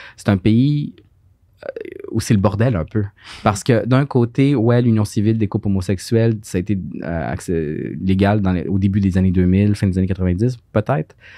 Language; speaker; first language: French; early bilingual, other home language; Spanish